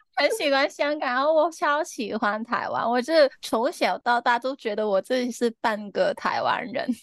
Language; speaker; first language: Chinese; non-native, local second language; Cantonese